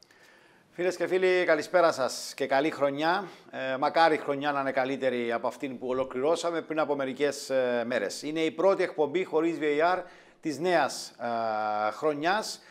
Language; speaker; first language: Greek; native; Greek